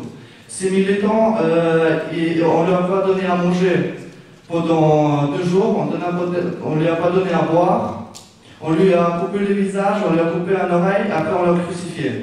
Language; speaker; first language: French; non-native, fluent; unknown